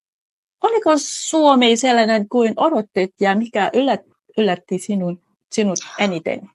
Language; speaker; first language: Finnish; non-native, fluent; Vietnamese